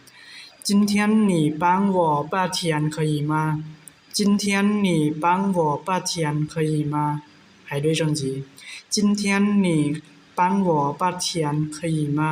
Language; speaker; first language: Chinese; non-native, learner; Hmong